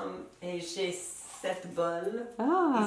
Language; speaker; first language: French; non-native, fluent; English